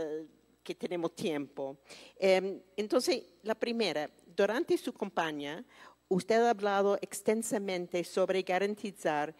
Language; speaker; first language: Spanish; non-native, fluent; English